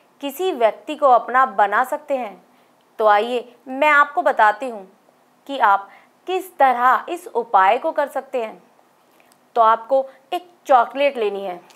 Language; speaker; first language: Hindi; native; Hindi